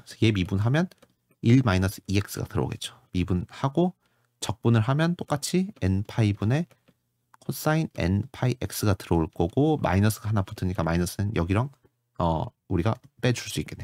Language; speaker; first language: Korean; native; Korean